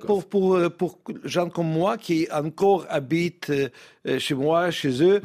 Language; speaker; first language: French; non-native, fluent; Russian